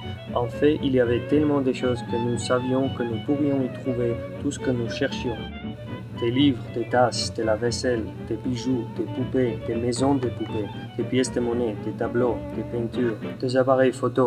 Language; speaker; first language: French; non-native, fluent; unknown